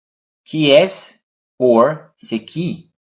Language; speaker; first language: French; non-native, fluent; English